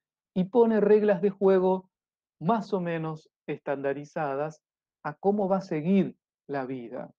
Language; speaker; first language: Spanish; native; Spanish